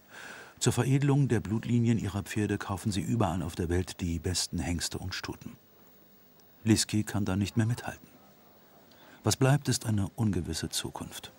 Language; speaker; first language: German; native; German